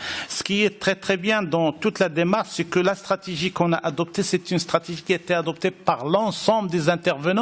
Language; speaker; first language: French; non-native, local second language; Arabic